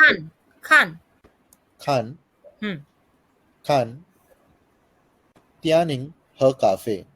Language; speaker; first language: Chinese; non-native, learner; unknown